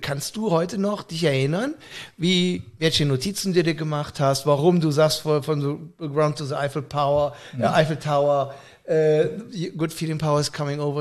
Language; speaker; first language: German; native; German